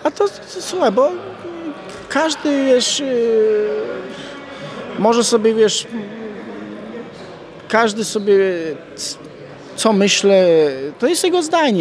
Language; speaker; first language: Polish; non-native, fluent; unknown